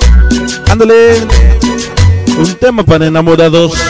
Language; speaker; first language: Spanish; native; Spanish